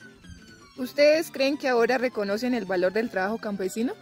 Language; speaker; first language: Spanish; native; Spanish